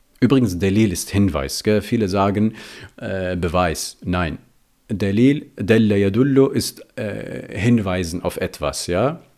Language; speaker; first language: German; early bilingual, other home language; Riffian